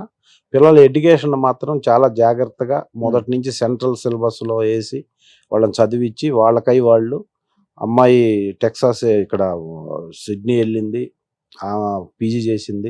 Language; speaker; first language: Telugu; native; Telugu